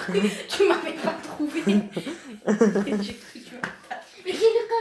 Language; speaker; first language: French; native; French